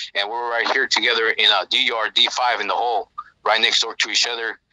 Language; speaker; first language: English; native; English